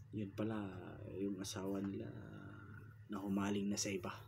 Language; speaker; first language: Filipino; non-native, local second language; Cebuano